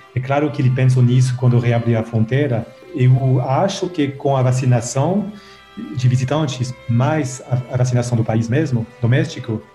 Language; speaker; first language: Portuguese; non-native, fluent; French